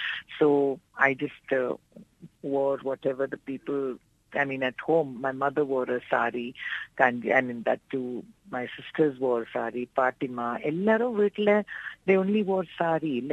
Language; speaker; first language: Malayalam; non-native, local second language; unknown